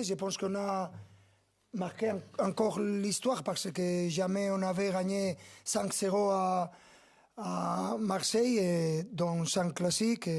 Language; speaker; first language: French; non-native, fluent; Spanish